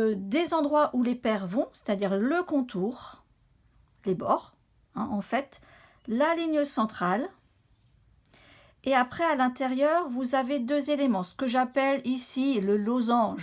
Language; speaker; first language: French; native; French